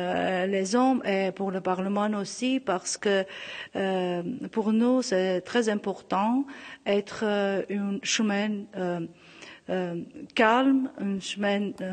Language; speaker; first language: French; non-native, local second language; Armenian